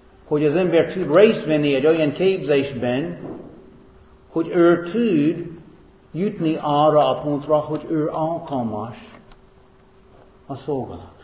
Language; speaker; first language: Hungarian; non-native, fluent; English